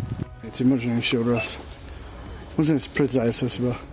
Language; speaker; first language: Russian; non-native, learner; English